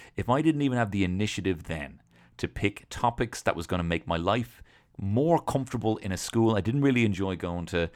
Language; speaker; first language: English; native; English